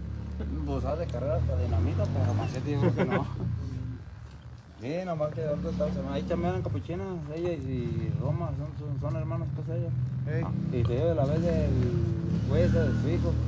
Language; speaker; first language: Spanish; native; Spanish